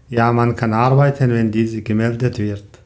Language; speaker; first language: German; non-native, learner; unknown